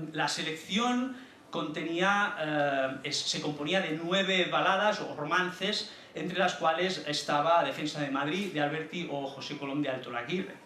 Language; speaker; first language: Spanish; native; Spanish